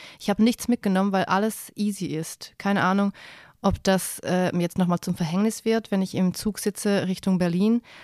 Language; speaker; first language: German; native; German